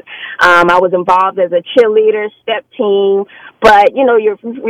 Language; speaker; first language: English; native; English